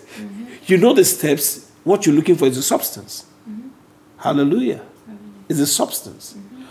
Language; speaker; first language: English; non-native, local second language; Yoruba